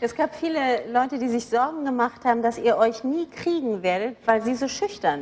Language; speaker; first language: German; native; German